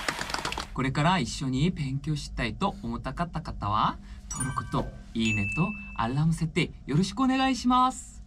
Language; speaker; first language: Japanese; non-native, fluent; Korean